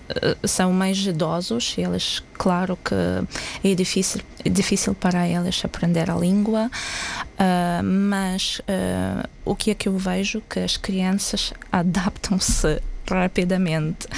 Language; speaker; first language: Portuguese; non-native, fluent; Ukrainian